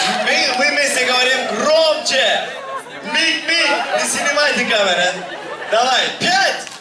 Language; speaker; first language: Russian; non-native, learner; Turkish